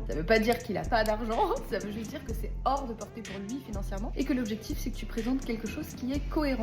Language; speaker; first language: French; native; French